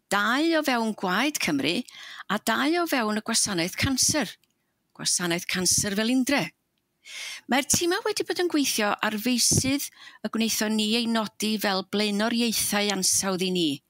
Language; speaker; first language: Welsh; native; Welsh